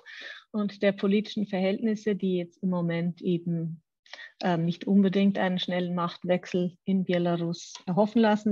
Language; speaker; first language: German; native; German